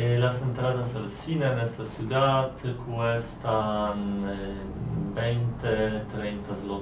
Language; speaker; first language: Spanish; non-native, learner; Polish